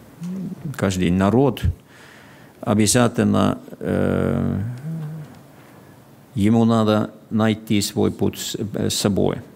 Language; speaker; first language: Russian; non-native, fluent; Finnish